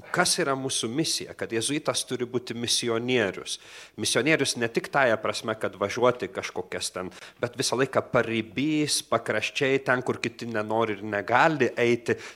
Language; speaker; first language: Lithuanian; native; Lithuanian